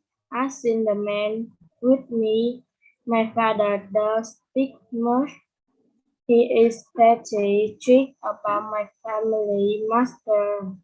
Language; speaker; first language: English; non-native, learner; Vietnamese